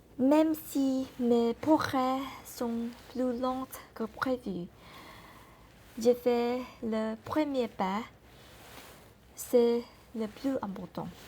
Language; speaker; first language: French; non-native, learner; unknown